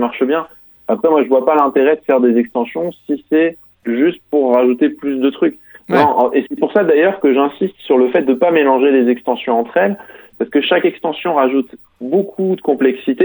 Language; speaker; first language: French; native; French